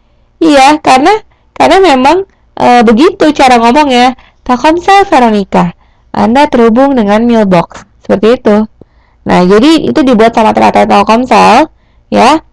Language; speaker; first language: Indonesian; native; Indonesian